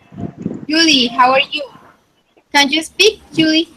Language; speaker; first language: English; non-native, fluent; Spanish